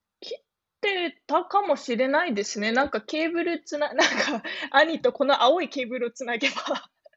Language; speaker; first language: Japanese; native; Japanese